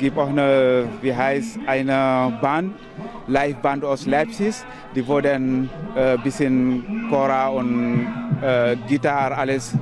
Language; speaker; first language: German; non-native, learner; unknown